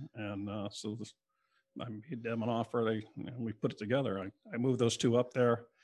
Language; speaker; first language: English; native; English